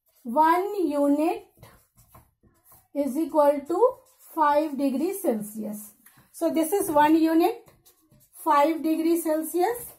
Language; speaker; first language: English; non-native, local second language; Hindi